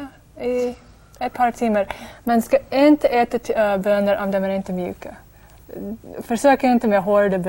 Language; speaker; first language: Swedish; non-native, fluent; English